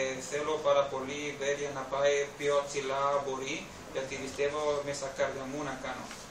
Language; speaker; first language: Greek; non-native, learner; Spanish